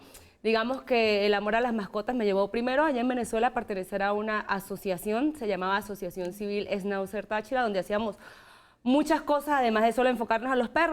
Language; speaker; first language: Spanish; native; Spanish